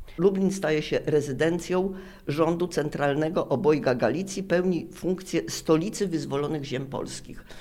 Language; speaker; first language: Polish; native; Polish